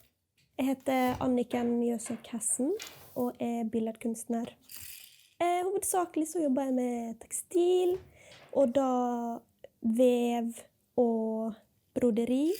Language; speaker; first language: Norwegian; native; Norwegian